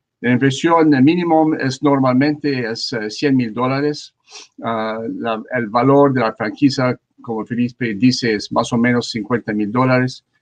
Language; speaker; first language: Spanish; non-native, learner; French